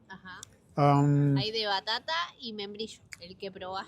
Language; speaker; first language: Spanish; native; Spanish